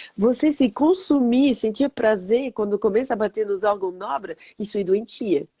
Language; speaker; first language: Portuguese; non-native, fluent; French